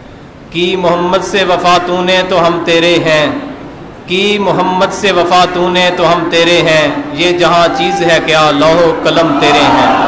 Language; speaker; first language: Urdu; native; Urdu